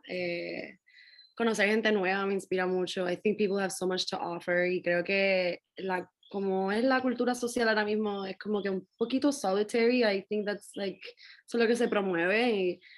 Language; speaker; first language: Spanish; native; Spanish